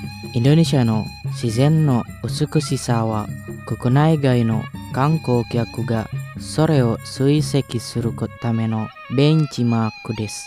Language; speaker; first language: Japanese; non-native, fluent; Indonesian